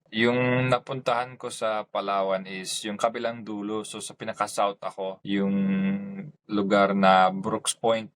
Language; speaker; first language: Filipino; non-native, fluent; English